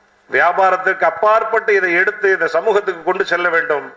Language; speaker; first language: Tamil; native; Tamil